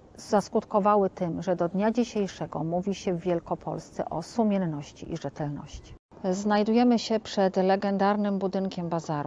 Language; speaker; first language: Polish; native; Polish